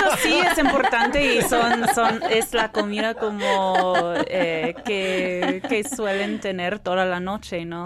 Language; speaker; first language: Spanish; non-native, fluent; English